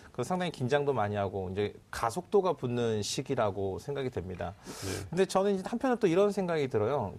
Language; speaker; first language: Korean; native; Korean